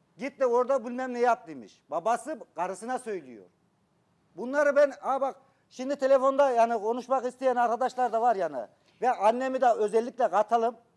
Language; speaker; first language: Turkish; native; Turkish